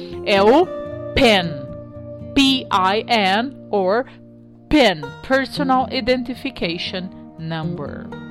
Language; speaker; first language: English; non-native, fluent; Portuguese